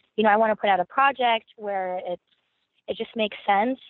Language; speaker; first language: English; native; English